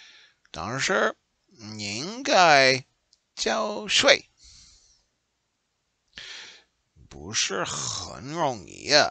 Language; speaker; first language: Chinese; non-native, learner; English